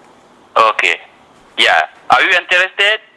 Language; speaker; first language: English; non-native, fluent; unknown